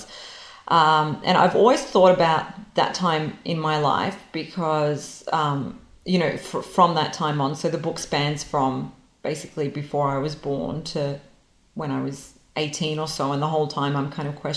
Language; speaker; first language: English; non-native, local second language; Serbian